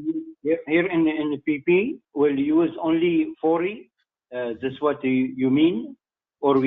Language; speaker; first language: English; non-native, fluent; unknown